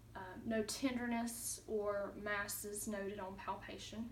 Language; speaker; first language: English; native; English